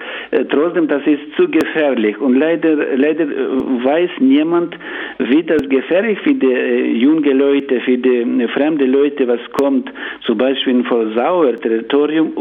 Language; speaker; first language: German; non-native, learner; Ukrainian